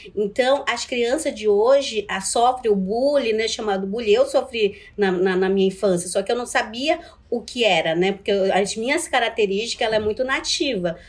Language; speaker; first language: Portuguese; non-native, local second language; Ticuna